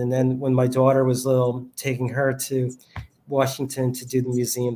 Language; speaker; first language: English; native; English